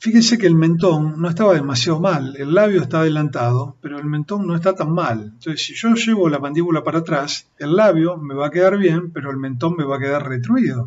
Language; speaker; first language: Spanish; native; Spanish